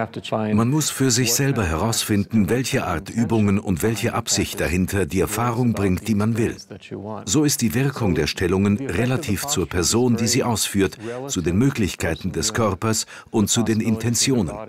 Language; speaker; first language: German; native; German